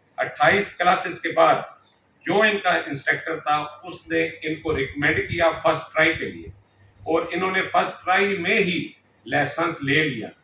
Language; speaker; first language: Urdu; non-native, local second language; Punjabi